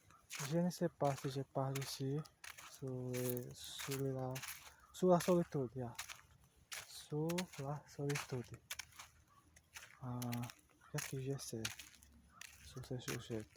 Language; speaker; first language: French; non-native, learner; Portuguese